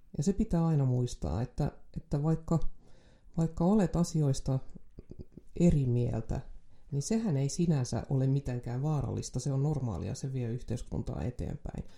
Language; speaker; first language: Finnish; non-native, local second language; Swedish